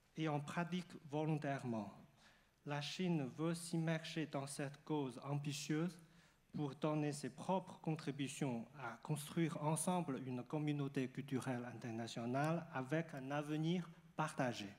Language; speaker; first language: French; non-native, fluent; Chinese